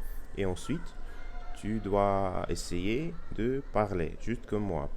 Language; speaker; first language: French; non-native, learner; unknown